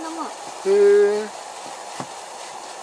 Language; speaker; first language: Japanese; native; Japanese